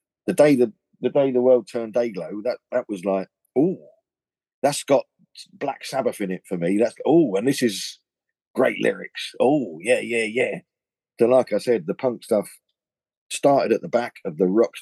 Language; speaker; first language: English; native; English